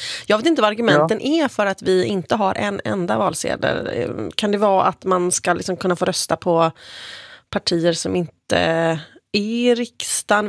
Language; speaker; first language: Swedish; native; Swedish